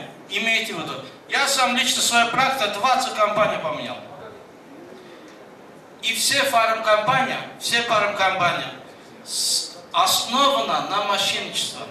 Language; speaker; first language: Russian; non-native, fluent; Azerbaijani